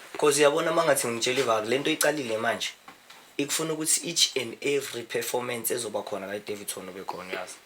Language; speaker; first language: Zulu; native; Zulu